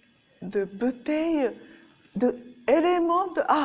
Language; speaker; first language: French; non-native, learner; Japanese